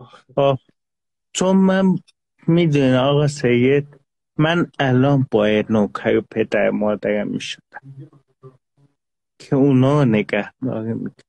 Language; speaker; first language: Persian; non-native, local second language; Azerbaijani